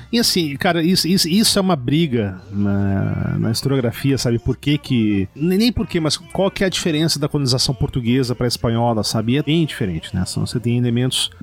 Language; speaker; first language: Portuguese; native; Portuguese